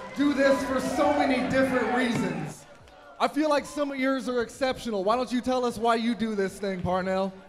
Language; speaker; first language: English; native; English